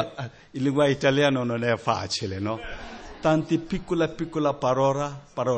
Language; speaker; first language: Italian; non-native, learner; Tibetan